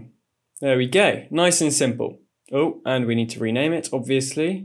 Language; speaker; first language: English; native; English